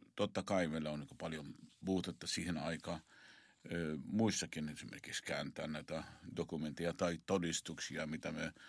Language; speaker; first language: Finnish; non-native, fluent; Arabic